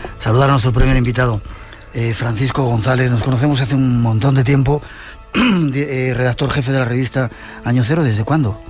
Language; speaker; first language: Spanish; native; Spanish